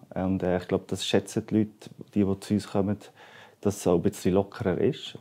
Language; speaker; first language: German; native; German